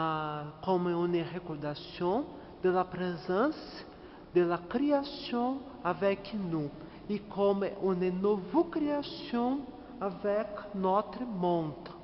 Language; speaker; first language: French; non-native, learner; Portuguese